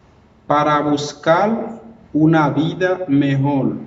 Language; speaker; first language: Spanish; non-native, fluent; Haitian Creole